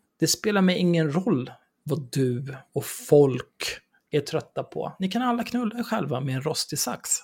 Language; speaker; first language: Swedish; native; Swedish